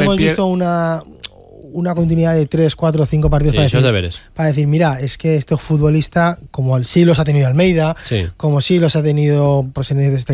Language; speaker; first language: Spanish; native; Spanish